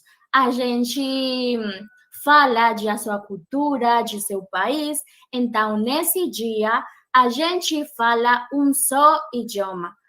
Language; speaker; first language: Portuguese; non-native, learner; Spanish